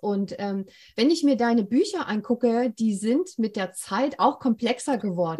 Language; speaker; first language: German; native; German